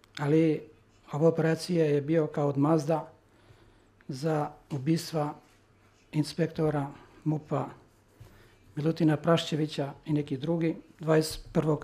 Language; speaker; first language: Serbian; non-native, local second language; Albanian